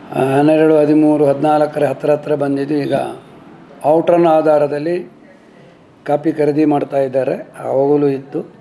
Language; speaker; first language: Kannada; non-native, local second language; Kodava